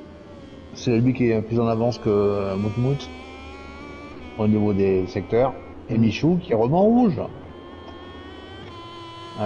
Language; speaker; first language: French; native; French